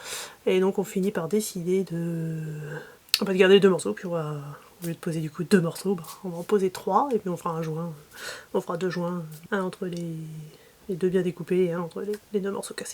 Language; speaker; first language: French; native; French